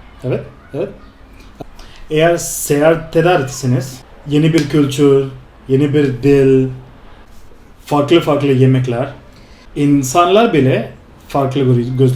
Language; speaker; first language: Turkish; non-native, fluent; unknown